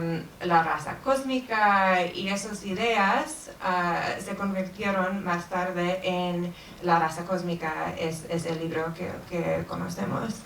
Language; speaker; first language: Spanish; non-native, fluent; English